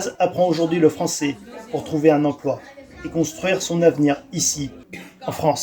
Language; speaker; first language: French; native; French